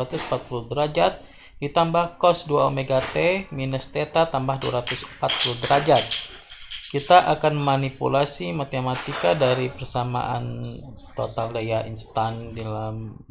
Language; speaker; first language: Indonesian; native; Indonesian